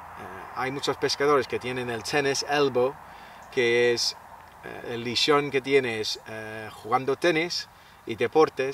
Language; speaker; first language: Spanish; non-native, fluent; English